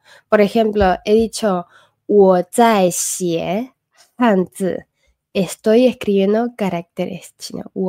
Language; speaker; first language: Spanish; non-native, fluent; Chinese